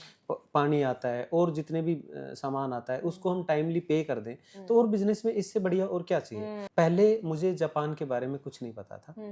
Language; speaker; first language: Hindi; native; Hindi